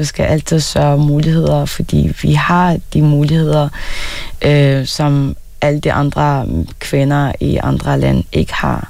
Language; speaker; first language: Danish; non-native, fluent; Arabic